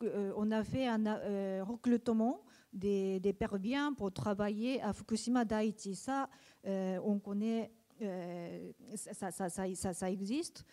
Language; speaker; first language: French; non-native, learner; Japanese